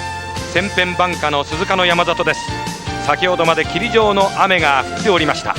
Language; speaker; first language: Japanese; native; Japanese